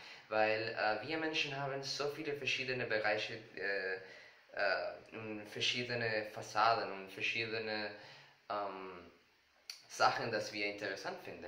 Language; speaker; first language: German; non-native, learner; Spanish